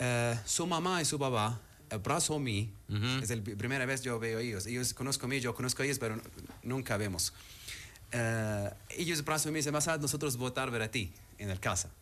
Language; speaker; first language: Spanish; non-native, learner; Arabic